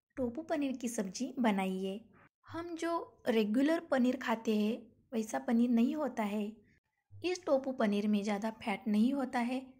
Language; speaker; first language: Hindi; non-native, local second language; Marathi